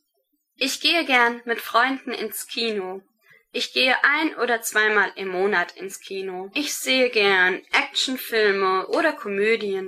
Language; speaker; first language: German; non-native, learner; English